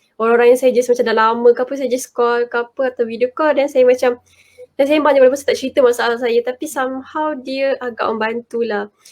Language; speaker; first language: Malay; native; Malay